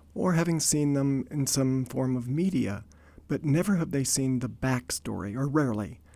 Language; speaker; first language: English; native; English